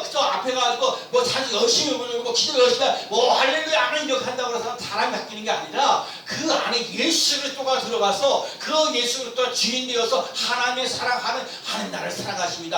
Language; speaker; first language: Korean; native; Korean